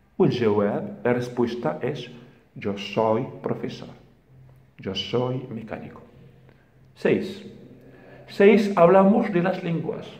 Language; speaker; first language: Spanish; non-native, fluent; Arabic